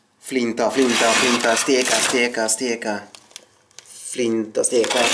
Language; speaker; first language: Swedish; non-native, fluent; Russian